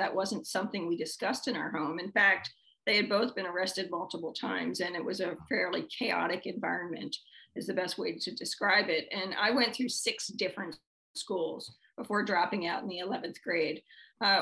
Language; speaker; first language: English; native; English